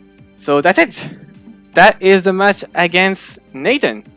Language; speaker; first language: English; non-native, fluent; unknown